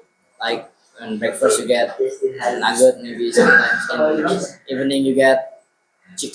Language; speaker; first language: English; non-native, learner; Indonesian